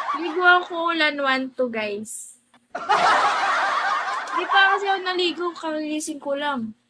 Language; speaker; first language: Filipino; non-native, local second language; Cebuano